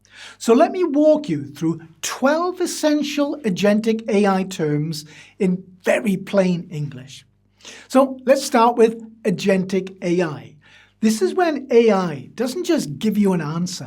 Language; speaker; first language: English; native; English